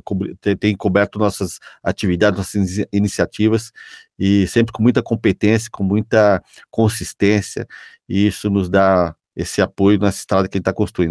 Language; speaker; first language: Portuguese; native; Portuguese